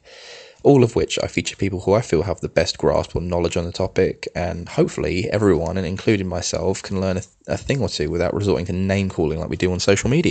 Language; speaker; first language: English; native; English